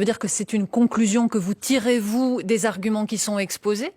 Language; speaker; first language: French; native; French